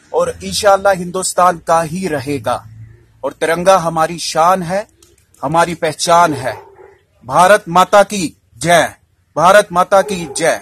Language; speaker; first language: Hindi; non-native, local second language; Punjabi